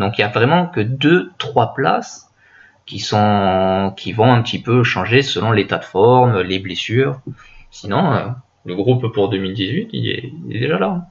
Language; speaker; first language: French; native; French